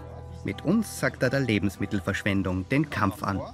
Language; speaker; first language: German; native; German